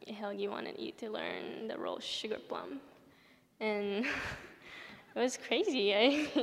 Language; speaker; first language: English; early bilingual, other home language; Japanese